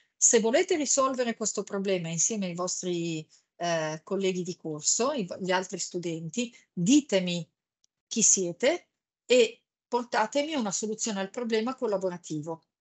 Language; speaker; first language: Italian; native; Italian